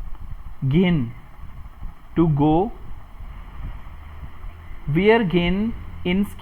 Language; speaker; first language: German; non-native, fluent; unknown